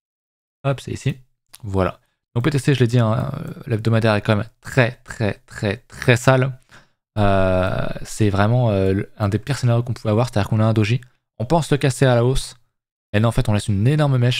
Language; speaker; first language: French; native; French